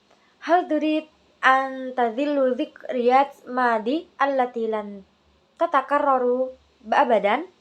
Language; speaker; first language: Arabic; non-native, learner; Indonesian